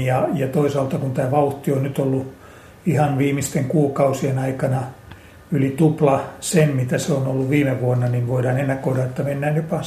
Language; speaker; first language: Finnish; native; Finnish